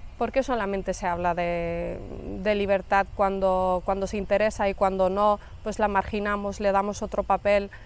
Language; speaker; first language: Spanish; early bilingual, other home language; Arabic